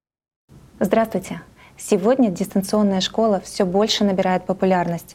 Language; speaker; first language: Russian; native; Russian